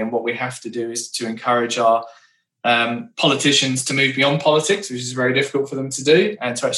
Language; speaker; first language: English; native; English